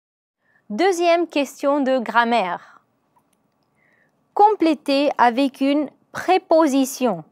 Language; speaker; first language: French; non-native, learner; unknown